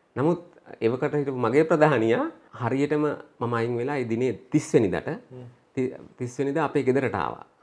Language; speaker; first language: Sinhala; native; Sinhala